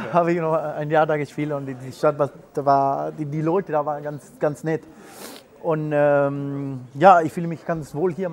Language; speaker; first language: German; non-native, fluent; Spanish